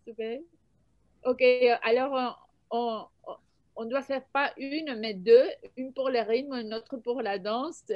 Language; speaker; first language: French; non-native, fluent; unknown